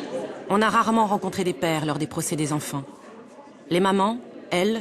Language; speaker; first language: French; native; French